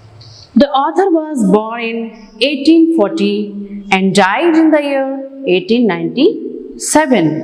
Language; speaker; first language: English; non-native, local second language; Hindi